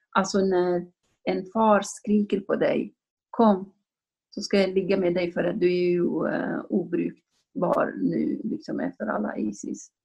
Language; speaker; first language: Swedish; non-native, fluent; Kurdish